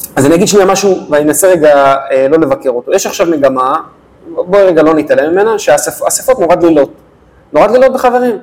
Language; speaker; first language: Hebrew; native; Hebrew